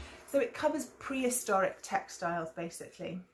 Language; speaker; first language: English; native; English